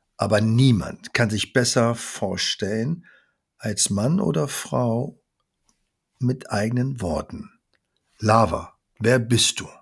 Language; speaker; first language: German; early bilingual, other home language; Arabic